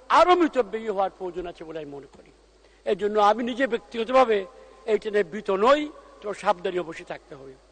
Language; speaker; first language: Bangla; native; Bangla